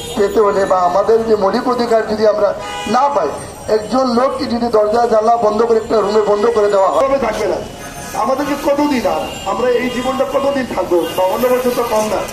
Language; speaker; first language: Bangla; non-native, local second language; Urdu